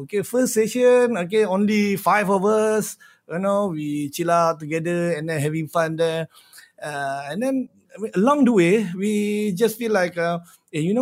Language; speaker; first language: English; non-native, local second language; Malay